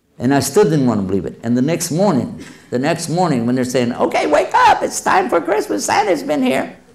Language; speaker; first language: English; native; English